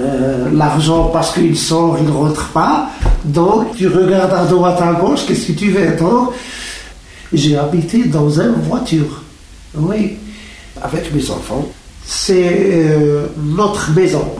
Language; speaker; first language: French; non-native, learner; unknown